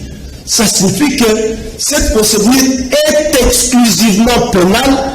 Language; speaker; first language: French; non-native, local second language; Lingala